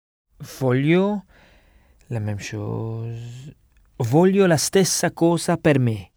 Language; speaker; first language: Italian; non-native, learner; French